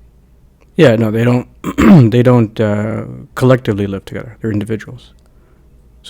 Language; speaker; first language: English; native; English